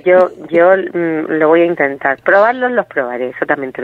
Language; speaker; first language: Spanish; native; Spanish